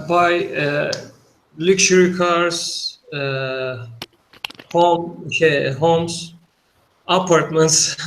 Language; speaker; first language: English; non-native, learner; Turkish